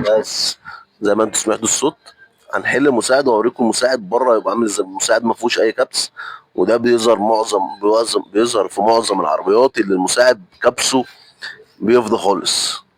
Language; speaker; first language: Arabic; native; Arabic